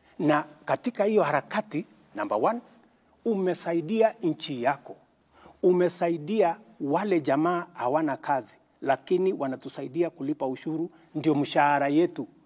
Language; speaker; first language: Swahili; non-native, local second language; Kalenjin